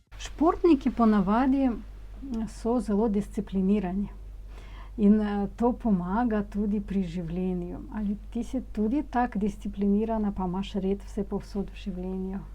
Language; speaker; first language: Slovenian; non-native, fluent; Ukrainian